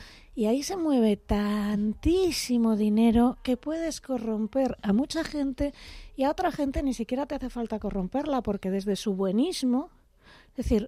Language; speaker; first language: Spanish; native; Spanish